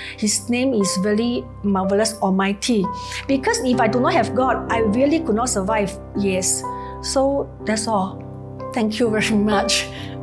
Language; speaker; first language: English; non-native, local second language; Cantonese